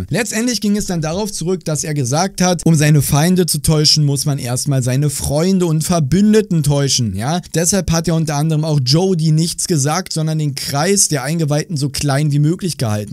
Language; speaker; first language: German; native; German